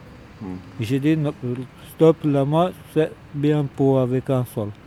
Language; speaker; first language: French; non-native, learner; Romanian